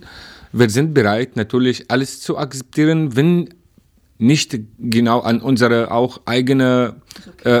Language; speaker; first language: German; non-native, learner; Arabic